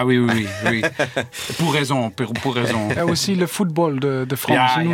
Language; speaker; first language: French; non-native, learner; Dutch